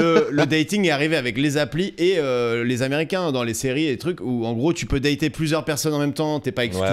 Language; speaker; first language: French; native; French